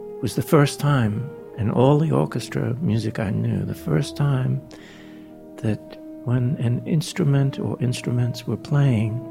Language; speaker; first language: English; native; English